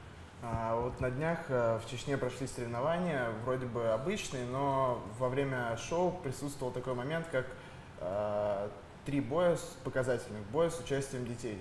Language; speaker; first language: Russian; native; Russian